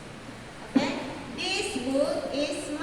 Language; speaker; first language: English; non-native, learner; Indonesian